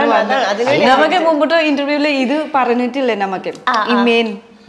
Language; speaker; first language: Malayalam; non-native, learner; Nepali